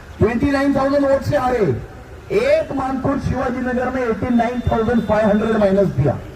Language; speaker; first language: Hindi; non-native, local second language; Marathi